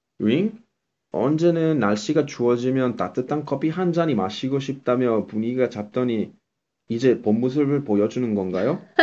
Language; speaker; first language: Korean; non-native, fluent; Italian